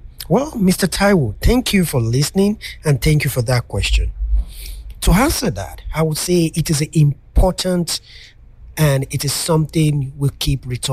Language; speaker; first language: English; non-native, local second language; Yoruba